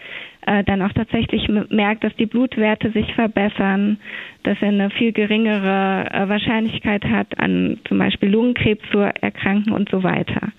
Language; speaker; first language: German; native; German